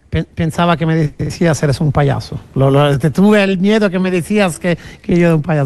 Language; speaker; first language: Spanish; non-native, fluent; Italian